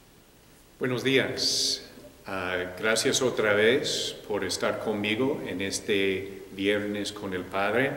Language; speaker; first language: Spanish; non-native, fluent; English